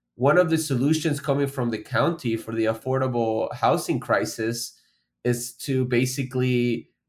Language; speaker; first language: English; native; English